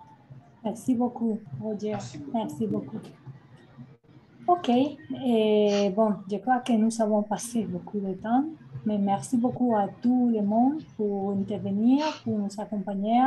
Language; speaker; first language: French; non-native, fluent; Spanish